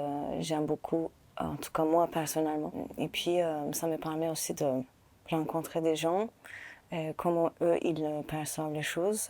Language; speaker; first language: French; non-native, fluent; Turkish